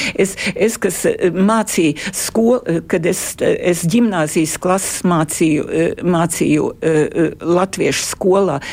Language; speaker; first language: Latvian; early bilingual, heritage; Latvian